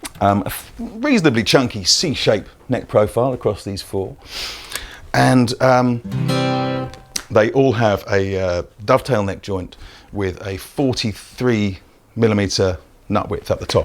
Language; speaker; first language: English; native; English